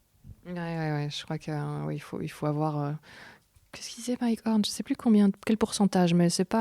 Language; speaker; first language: French; native; French